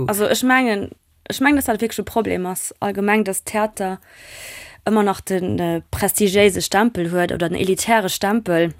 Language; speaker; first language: Luxembourgish; non-native, local second language; German